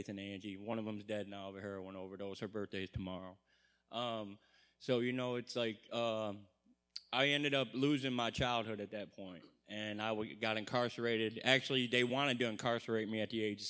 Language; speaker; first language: English; native; English